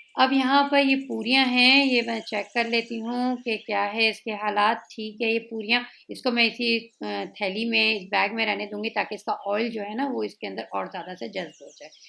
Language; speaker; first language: Urdu; native; Urdu